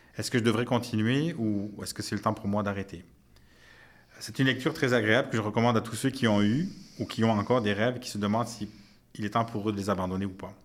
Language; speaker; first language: French; native; French